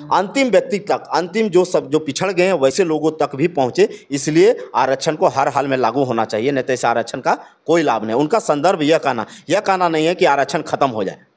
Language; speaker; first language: Hindi; native; Hindi